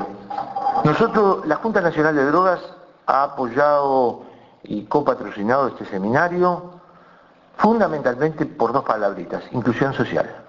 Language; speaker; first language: Spanish; native; Spanish